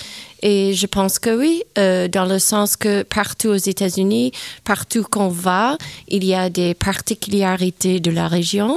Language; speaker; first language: French; non-native, fluent; English